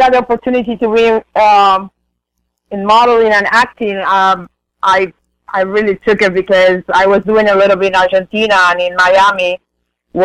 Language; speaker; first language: English; non-native, fluent; Spanish